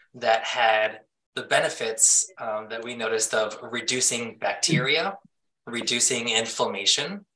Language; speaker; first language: English; native; English